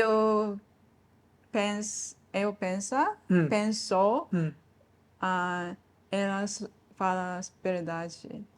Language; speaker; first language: Portuguese; non-native, learner; Japanese